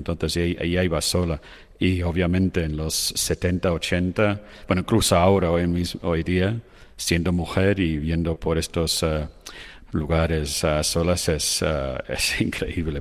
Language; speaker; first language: Spanish; non-native, fluent; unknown